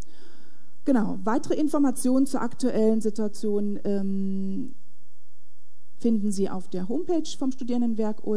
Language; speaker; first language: German; native; German